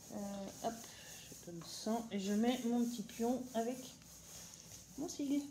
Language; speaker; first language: French; native; French